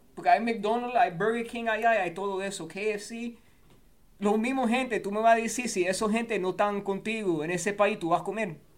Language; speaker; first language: Spanish; early bilingual, heritage; Spanish